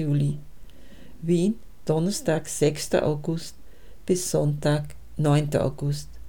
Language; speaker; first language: German; native; German